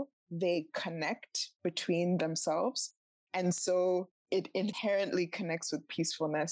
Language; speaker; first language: English; non-native, local second language; Tswana